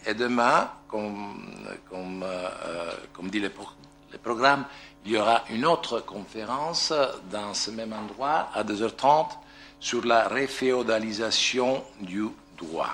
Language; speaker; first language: French; non-native, fluent; Italian